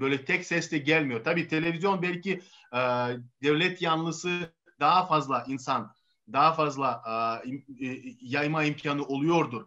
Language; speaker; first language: Turkish; non-native, fluent; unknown